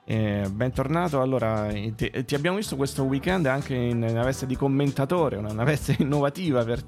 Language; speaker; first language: Italian; native; Italian